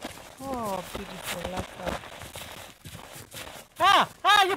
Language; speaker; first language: English; non-native, learner; Hungarian